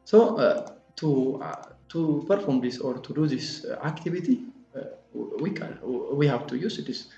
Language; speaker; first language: English; non-native, local second language; Amharic